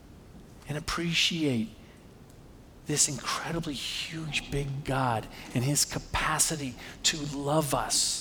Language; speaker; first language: English; native; English